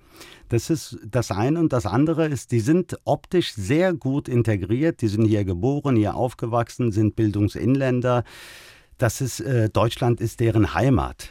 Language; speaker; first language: German; early bilingual, other home language; Turkish